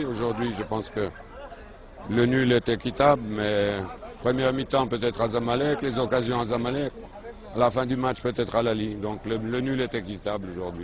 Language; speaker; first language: French; non-native, fluent; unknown